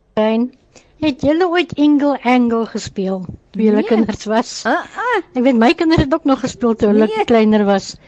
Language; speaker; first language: Afrikaans; native; Afrikaans